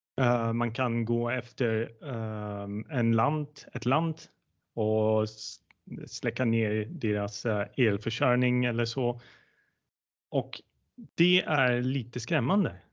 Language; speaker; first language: Swedish; non-native, fluent; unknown